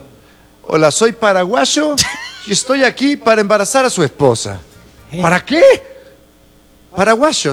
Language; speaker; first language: Spanish; native; Spanish